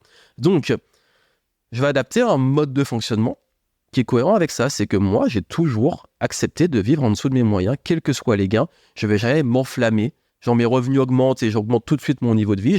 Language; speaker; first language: French; native; French